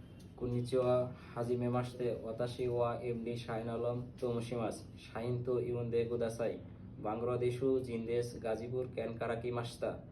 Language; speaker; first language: Japanese; non-native, learner; Bangla